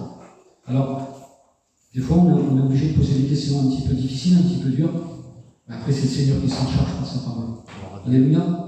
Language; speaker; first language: French; native; French